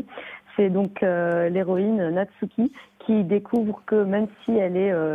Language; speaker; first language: French; native; French